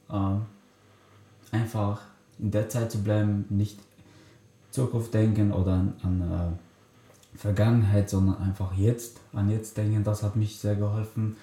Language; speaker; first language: German; early bilingual, other home language; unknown